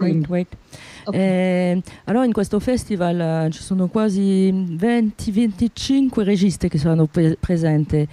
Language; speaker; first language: Italian; non-native, fluent; French